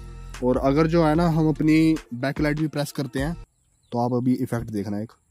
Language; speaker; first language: Hindi; native; Hindi